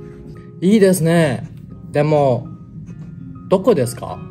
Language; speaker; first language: Japanese; non-native, learner; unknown